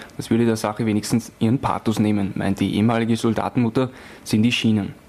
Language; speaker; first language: German; native; German